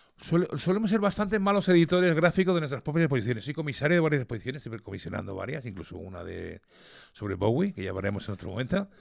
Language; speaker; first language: Spanish; early bilingual, other home language; English